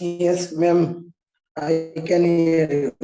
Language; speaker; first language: English; non-native, learner; Bangla